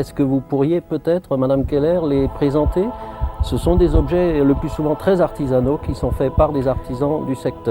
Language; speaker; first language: French; native; French